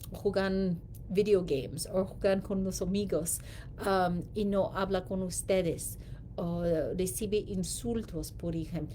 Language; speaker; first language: Spanish; non-native, learner; English